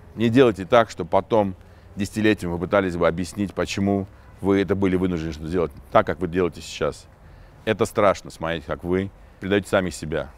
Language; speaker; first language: Russian; non-native, local second language; Armenian